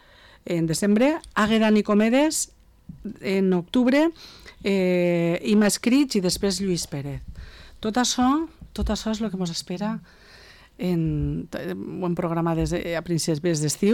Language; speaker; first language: Catalan; native; Catalan